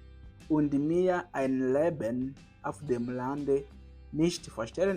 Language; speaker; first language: German; non-native, learner; Kinyarwanda